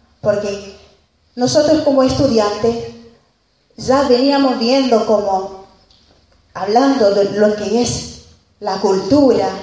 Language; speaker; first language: Spanish; non-native, fluent; Haitian Creole